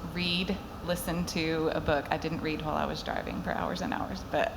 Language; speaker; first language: English; native; English